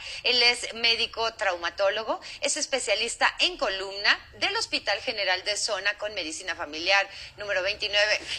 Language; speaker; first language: Spanish; native; Spanish